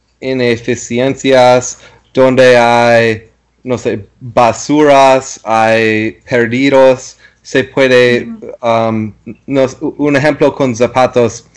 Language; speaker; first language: Spanish; non-native, learner; English